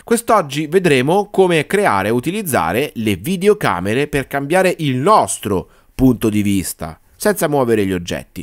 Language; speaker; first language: Italian; native; Italian